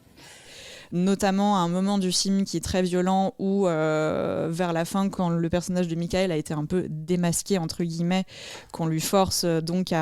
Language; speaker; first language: French; native; French